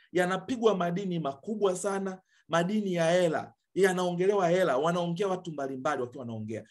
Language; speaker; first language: Swahili; native; Swahili